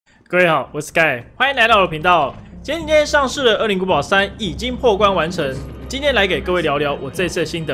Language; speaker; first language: Chinese; native; Chinese